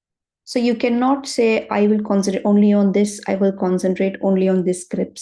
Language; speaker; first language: English; non-native, local second language; Tamil